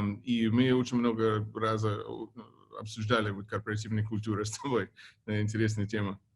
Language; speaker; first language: Russian; non-native, fluent; English